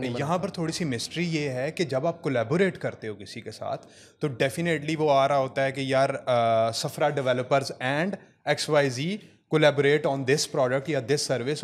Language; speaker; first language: Urdu; native; Urdu